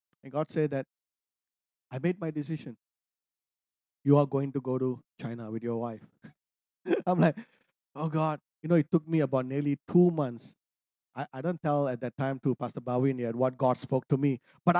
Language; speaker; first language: English; non-native, local second language; Tamil